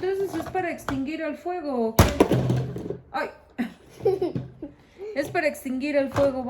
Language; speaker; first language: Spanish; native; Spanish